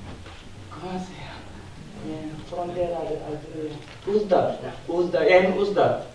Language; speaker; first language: Spanish; non-native, learner; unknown